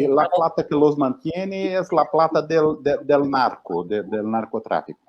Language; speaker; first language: Spanish; non-native, fluent; Portuguese